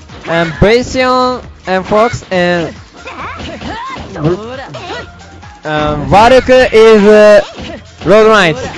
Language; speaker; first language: English; non-native, learner; Japanese